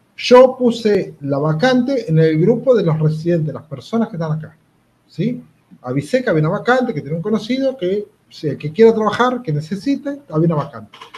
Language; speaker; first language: Spanish; native; Spanish